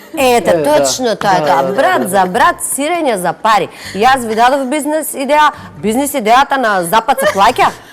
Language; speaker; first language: Macedonian; native; Macedonian